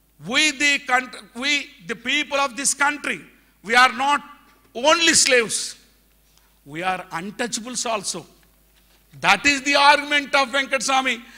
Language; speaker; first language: English; non-native, local second language; Telugu